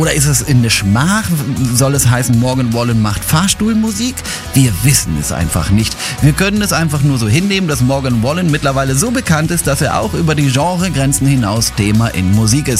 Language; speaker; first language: German; native; German